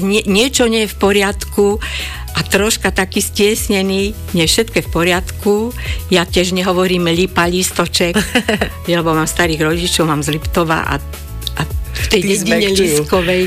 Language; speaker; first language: Slovak; native; Slovak